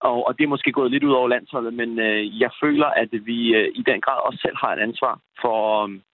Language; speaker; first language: Danish; early bilingual, other home language; Persian